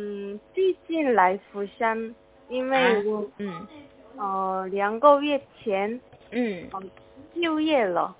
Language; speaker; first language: Chinese; non-native, learner; Korean